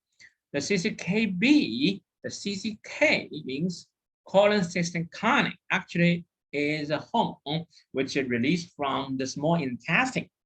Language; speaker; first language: English; non-native, fluent; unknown